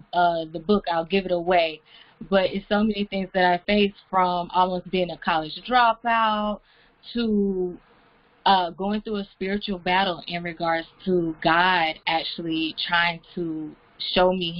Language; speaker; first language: English; native; English